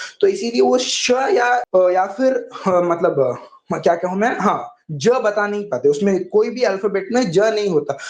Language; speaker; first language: Hindi; non-native, local second language; Tamil